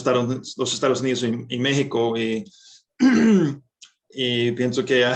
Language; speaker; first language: Spanish; non-native, fluent; English